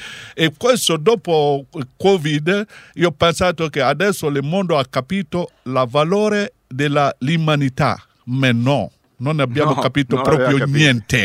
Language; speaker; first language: Italian; non-native, learner; Bambara